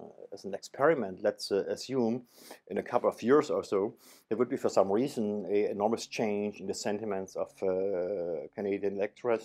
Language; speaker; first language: English; non-native, fluent; German